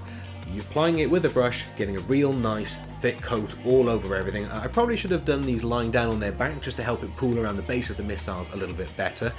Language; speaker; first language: English; native; English